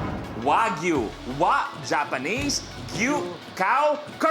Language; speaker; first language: English; non-native, local second language; Filipino